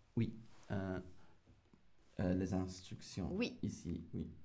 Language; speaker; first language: French; non-native, fluent; English